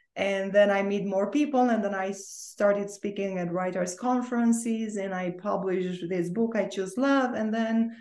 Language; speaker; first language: English; non-native, fluent; Romanian